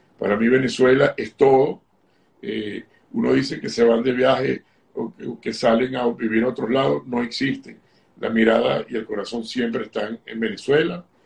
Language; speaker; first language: Spanish; native; Spanish